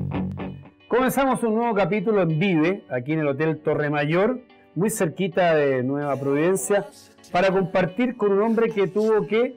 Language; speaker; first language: Spanish; native; Spanish